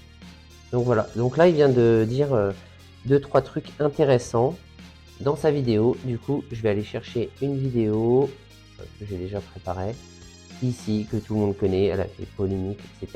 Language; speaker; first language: French; native; French